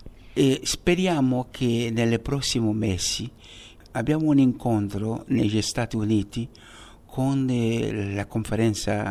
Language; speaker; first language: Italian; non-native, fluent; Haitian Creole